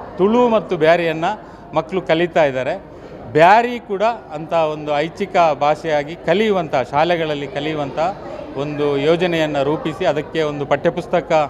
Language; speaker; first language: Kannada; non-native, local second language; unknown